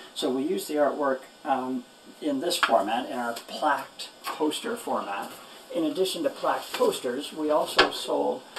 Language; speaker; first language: English; native; English